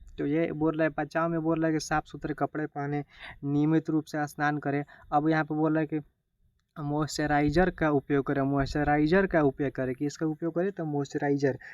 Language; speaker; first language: Hindi; native; Hindi